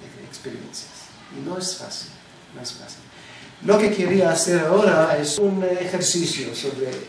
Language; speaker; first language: Spanish; non-native, fluent; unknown